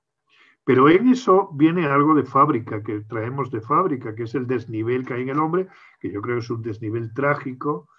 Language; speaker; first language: Spanish; native; Spanish